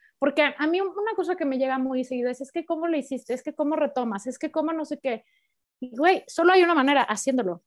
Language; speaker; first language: Spanish; native; Spanish